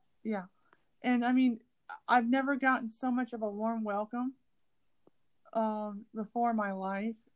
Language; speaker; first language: English; native; English